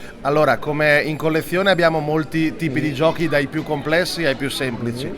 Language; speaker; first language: Italian; native; Italian